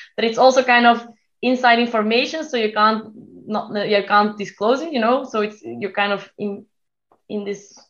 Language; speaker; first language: English; non-native, fluent; Dutch